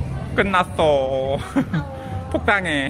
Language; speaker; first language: Korean; native; Korean